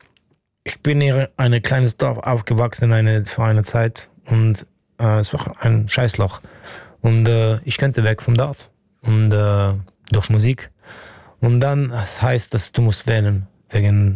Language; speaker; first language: German; non-native, fluent; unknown